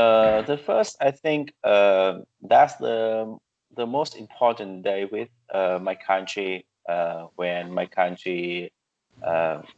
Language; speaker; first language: English; non-native, learner; Vietnamese